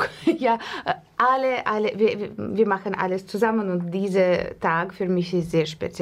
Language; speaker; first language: German; non-native, learner; Russian